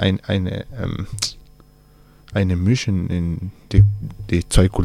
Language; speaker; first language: German; non-native, learner; Spanish